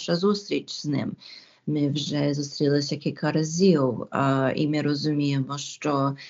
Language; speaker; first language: Ukrainian; early bilingual, heritage; Ukrainian